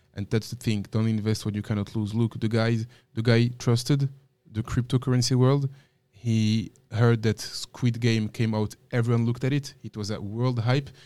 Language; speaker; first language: English; non-native, fluent; French